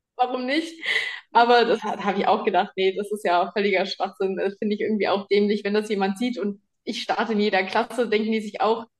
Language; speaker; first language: German; native; German